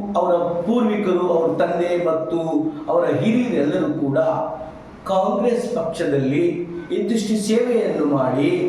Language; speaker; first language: Kannada; native; Kannada